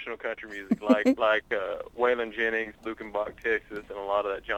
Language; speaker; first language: English; native; English